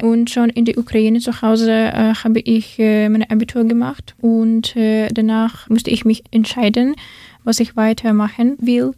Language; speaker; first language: German; non-native, fluent; Ukrainian